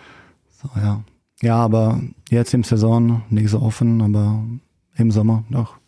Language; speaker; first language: German; non-native, fluent; Czech